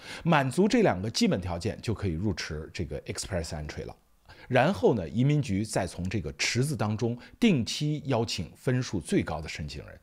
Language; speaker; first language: Chinese; native; Chinese